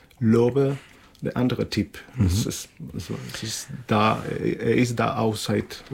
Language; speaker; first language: German; non-native, learner; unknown